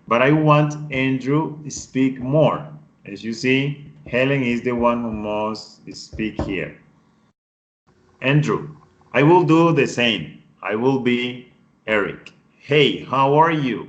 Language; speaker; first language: English; non-native, fluent; Spanish